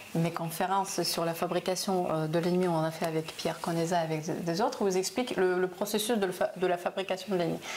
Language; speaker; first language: French; non-native, fluent; Russian